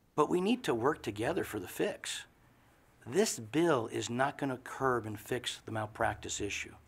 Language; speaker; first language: English; native; English